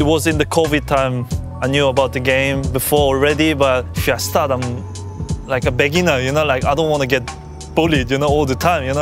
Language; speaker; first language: English; non-native, fluent; Korean